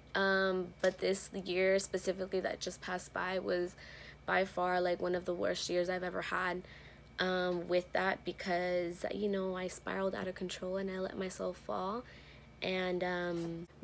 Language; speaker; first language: English; native; English